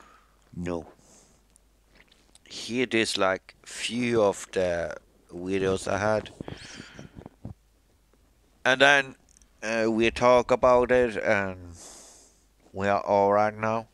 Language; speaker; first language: English; non-native, fluent; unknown